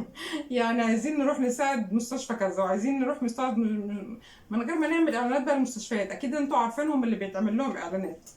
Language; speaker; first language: Arabic; native; Arabic